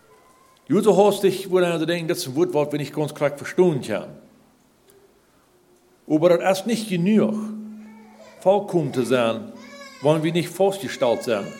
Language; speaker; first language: German; non-native, learner; Plautdietsch